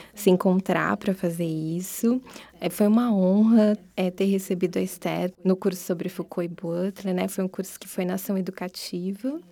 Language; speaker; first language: Portuguese; native; Portuguese